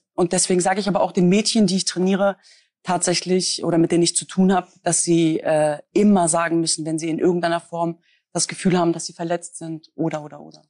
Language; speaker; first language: German; native; German